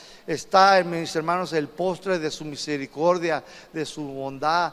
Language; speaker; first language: Spanish; native; Spanish